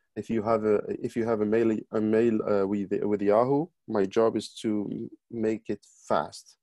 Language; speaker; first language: English; non-native, fluent; Arabic